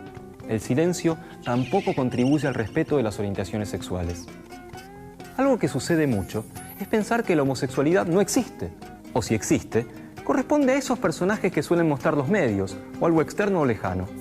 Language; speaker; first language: Spanish; native; Spanish